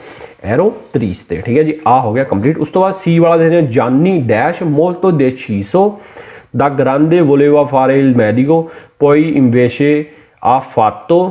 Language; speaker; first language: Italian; non-native, learner; Punjabi